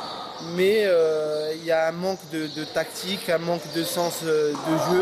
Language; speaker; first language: French; non-native, local second language; Arabic